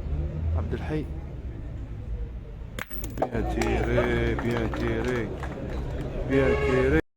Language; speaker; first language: Arabic; native; Arabic